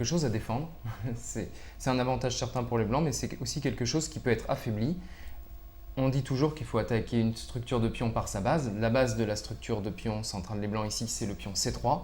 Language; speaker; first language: French; native; French